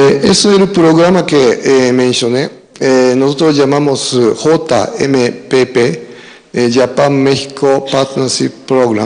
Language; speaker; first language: Spanish; non-native, fluent; Japanese